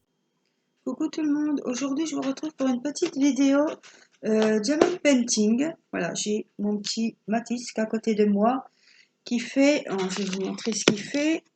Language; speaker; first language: French; native; French